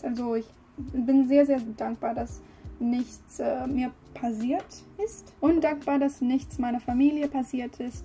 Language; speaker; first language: German; non-native, learner; English